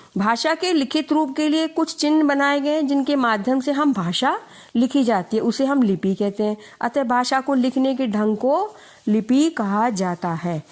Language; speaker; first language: Hindi; native; Hindi